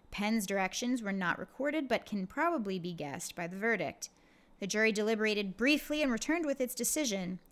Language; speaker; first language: English; native; English